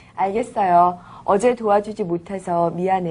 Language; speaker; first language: Korean; native; Korean